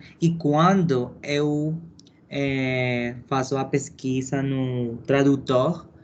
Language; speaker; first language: Portuguese; non-native, learner; Spanish